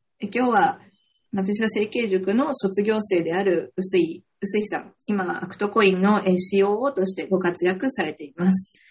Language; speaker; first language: Japanese; native; Japanese